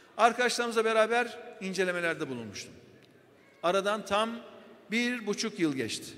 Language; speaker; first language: Turkish; native; Turkish